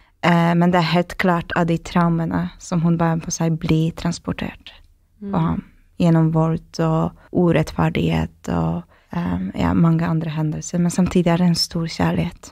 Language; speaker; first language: Norwegian; non-native, fluent; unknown